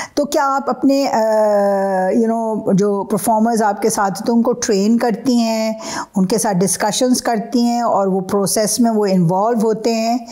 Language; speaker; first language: Urdu; native; Urdu